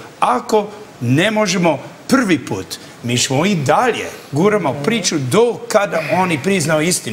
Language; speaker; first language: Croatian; early bilingual, heritage; English